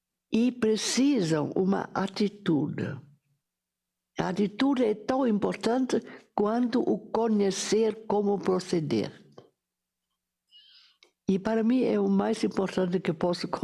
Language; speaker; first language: Portuguese; non-native, fluent; German